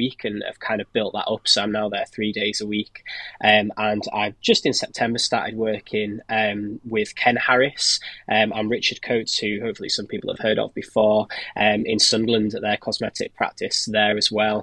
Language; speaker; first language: English; native; English